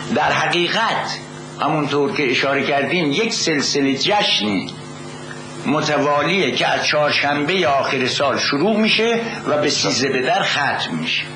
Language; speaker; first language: Persian; native; Persian